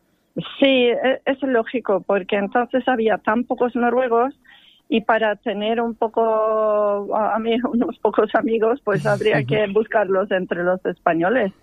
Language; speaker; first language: Spanish; non-native, fluent; Norwegian